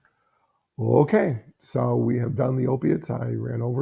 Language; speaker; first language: English; native; English